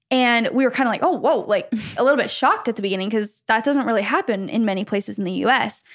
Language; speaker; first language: English; native; English